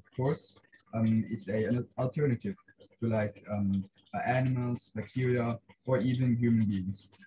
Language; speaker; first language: English; non-native, fluent; Swiss German